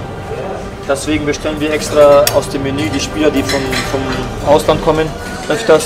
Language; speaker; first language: German; early bilingual, other home language; Albanian